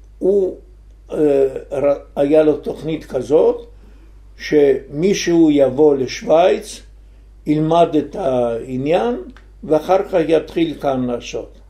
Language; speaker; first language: Hebrew; non-native, fluent; Italian